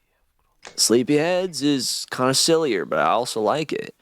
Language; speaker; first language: English; native; English